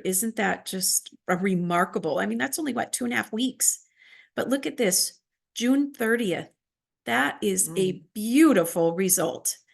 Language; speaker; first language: English; native; English